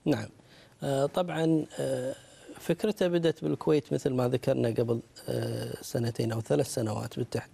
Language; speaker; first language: Arabic; native; Arabic